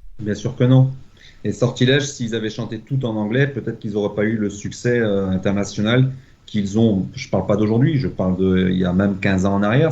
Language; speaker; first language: French; native; French